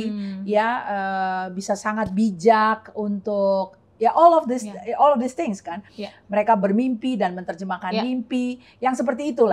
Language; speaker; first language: Indonesian; native; Indonesian